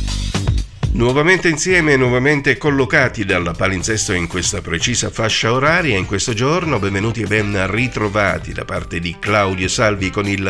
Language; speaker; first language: Italian; native; Italian